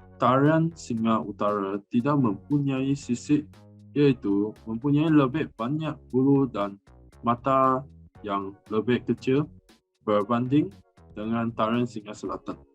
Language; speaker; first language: Malay; non-native, local second language; Chinese